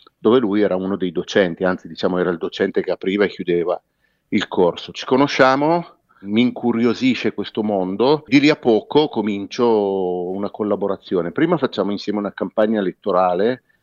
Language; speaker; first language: Italian; native; Italian